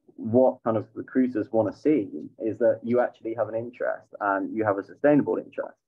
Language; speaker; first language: English; native; English